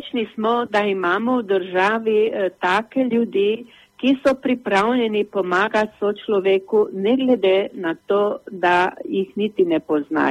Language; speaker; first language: Slovenian; native; Slovenian